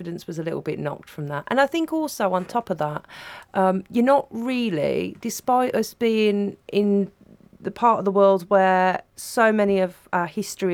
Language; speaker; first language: English; native; English